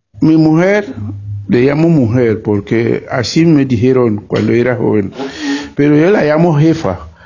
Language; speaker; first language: Spanish; non-native, fluent; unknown